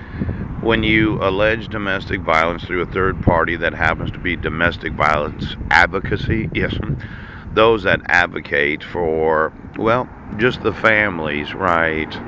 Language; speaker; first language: English; native; English